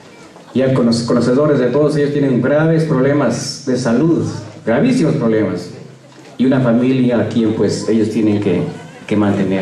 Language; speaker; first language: Spanish; native; Spanish